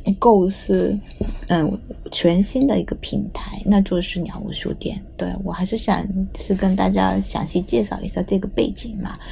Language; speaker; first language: Chinese; non-native, fluent; Japanese